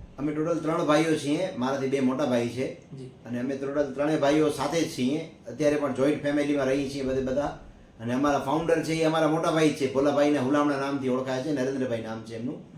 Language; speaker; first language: Gujarati; native; Gujarati